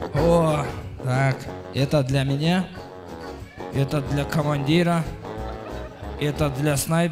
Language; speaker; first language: Russian; non-native, local second language; Kyrgyz